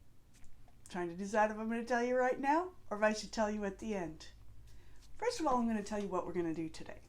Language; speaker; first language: English; native; English